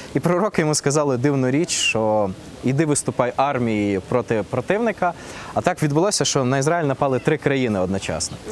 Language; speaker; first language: Ukrainian; non-native, local second language; Russian